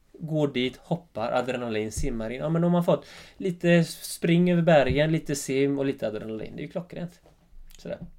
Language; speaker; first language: Swedish; native; Swedish